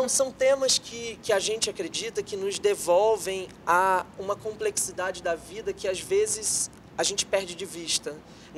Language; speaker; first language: Portuguese; native; Portuguese